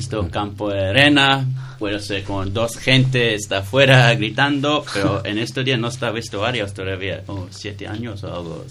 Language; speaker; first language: Spanish; non-native, learner; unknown